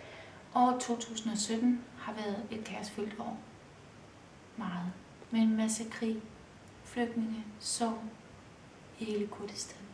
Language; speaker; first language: Danish; early bilingual, other home language; Kurdish